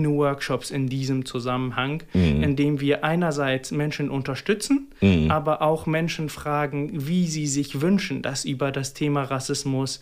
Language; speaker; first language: German; non-native, fluent; Arabic